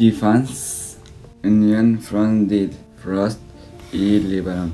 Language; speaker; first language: Swedish; non-native, learner; Arabic